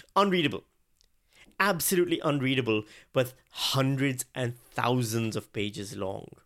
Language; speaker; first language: English; non-native, local second language; Urdu